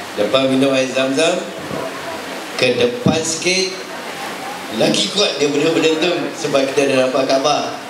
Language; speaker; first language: Malay; non-native, local second language; Chinese